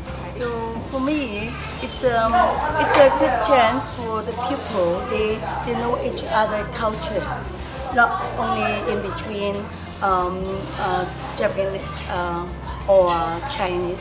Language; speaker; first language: English; non-native, fluent; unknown